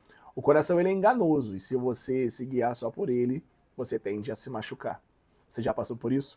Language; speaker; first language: Portuguese; native; Portuguese